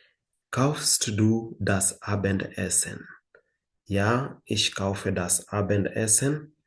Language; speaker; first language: German; non-native, fluent; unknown